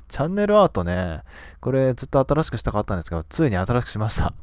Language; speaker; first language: Japanese; native; Japanese